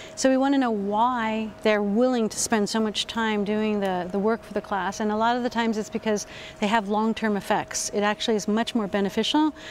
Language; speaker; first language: English; native; English